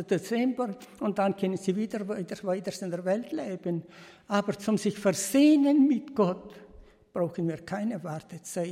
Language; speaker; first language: German; early bilingual, heritage; German